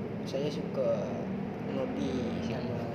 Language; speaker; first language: Indonesian; non-native, learner; Malay